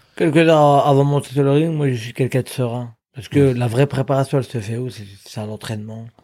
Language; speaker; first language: French; native; French